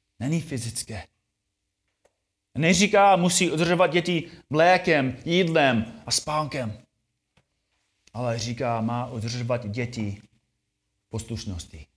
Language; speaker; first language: Czech; non-native, fluent; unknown